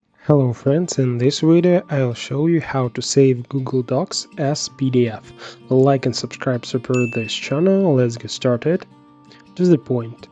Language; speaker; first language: English; non-native, fluent; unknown